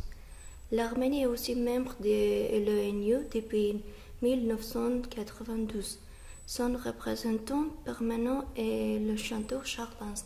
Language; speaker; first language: French; non-native, fluent; Armenian